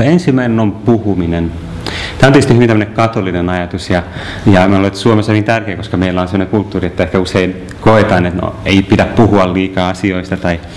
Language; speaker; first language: Finnish; native; Finnish